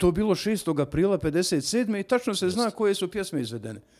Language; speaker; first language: Serbian; native; Serbian